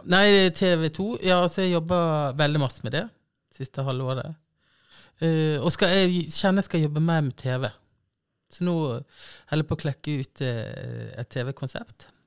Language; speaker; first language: Norwegian; native; Norwegian